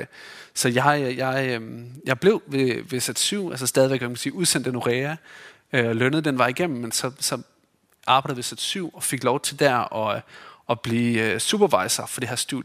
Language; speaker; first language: Danish; native; Danish